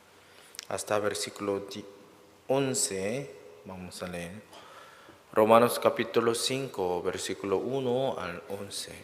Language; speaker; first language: Spanish; non-native, learner; Korean